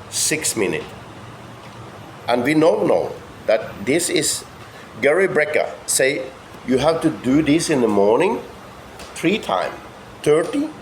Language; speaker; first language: English; non-native, fluent; Norwegian